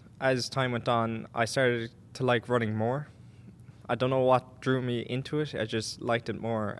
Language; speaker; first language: English; native; English